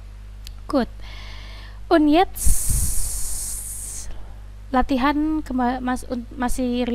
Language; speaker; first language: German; non-native, fluent; Indonesian